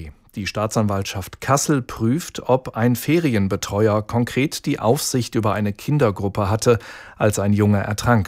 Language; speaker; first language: German; native; German